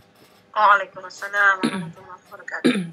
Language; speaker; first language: Arabic; non-native, learner; Indonesian